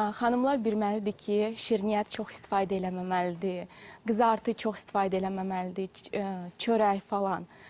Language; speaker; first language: Azerbaijani; non-native, fluent; Russian